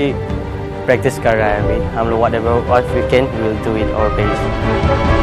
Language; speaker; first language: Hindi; non-native, local second language; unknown